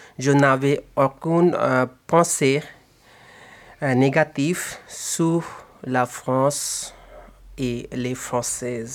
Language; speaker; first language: French; non-native, learner; Bangla